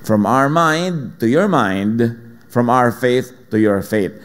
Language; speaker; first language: English; non-native, local second language; Filipino